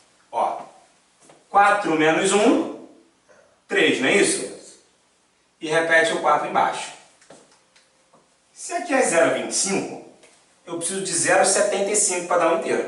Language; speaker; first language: Portuguese; native; Portuguese